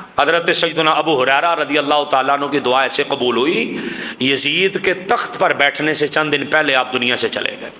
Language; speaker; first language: Urdu; non-native, local second language; Punjabi